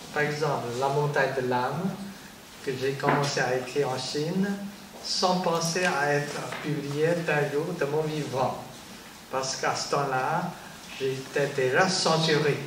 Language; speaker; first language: French; non-native, fluent; Chinese